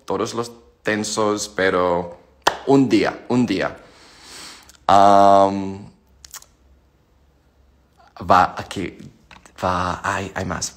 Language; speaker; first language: Spanish; non-native, learner; English